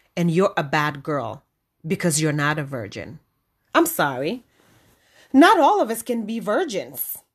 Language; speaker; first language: English; non-native, local second language; Wolof